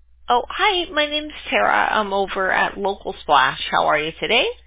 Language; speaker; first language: English; native; English